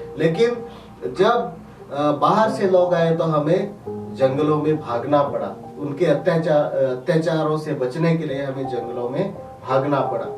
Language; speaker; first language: Hindi; non-native, local second language; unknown